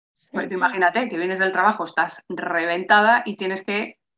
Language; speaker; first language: Spanish; native; Spanish